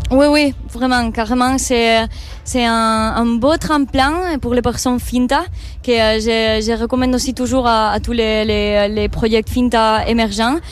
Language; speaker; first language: French; non-native, fluent; Spanish